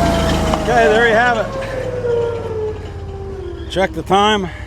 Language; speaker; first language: English; native; English